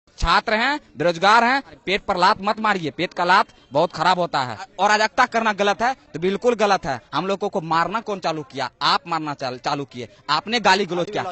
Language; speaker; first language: Hindi; native; Hindi